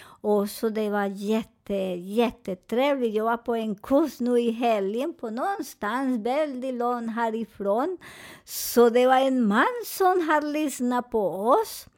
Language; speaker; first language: Swedish; non-native, fluent; Spanish